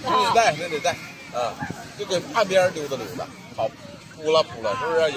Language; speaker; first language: Chinese; native; Chinese